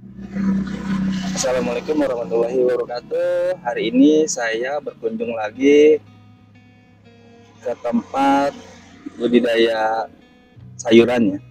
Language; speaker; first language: Indonesian; native; Indonesian